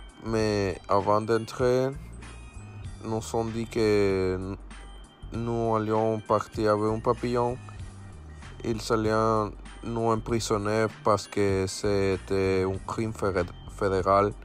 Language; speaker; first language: French; non-native, learner; Spanish